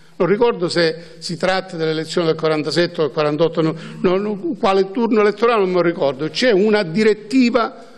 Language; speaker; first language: Italian; native; Italian